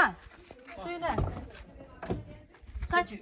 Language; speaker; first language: Turkish; non-native, learner; Russian